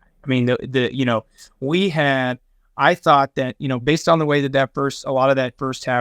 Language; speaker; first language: English; native; English